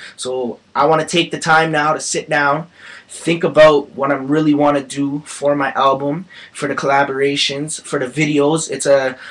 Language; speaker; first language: English; native; English